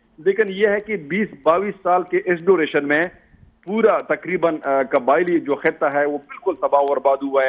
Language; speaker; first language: Urdu; non-native, local second language; Pashto